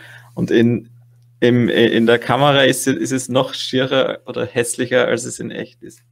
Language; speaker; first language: German; native; German